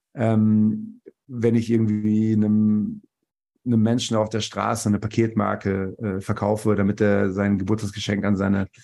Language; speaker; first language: German; native; German